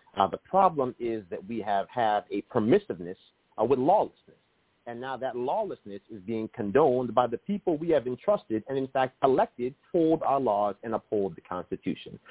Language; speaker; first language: English; native; English